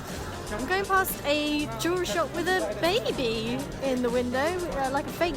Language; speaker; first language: English; native; English